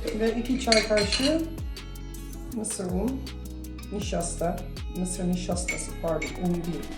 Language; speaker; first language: Turkish; early bilingual, heritage; Turkish